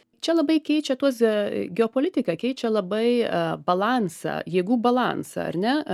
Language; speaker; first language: Lithuanian; early bilingual, heritage; Lithuanian